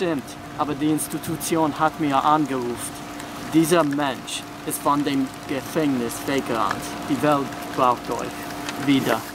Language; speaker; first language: German; non-native, learner; English